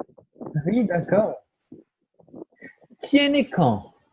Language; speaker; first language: French; non-native, fluent; Portuguese